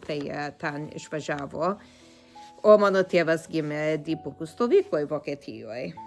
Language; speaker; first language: Lithuanian; early bilingual, heritage; Lithuanian